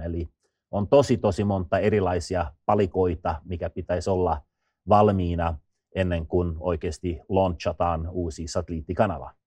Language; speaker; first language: Finnish; non-native, fluent; Swedish